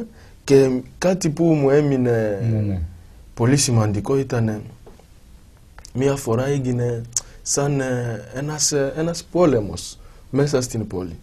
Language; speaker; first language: Greek; non-native, fluent; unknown